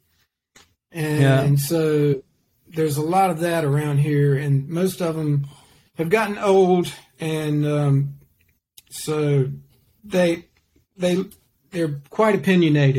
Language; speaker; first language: English; native; English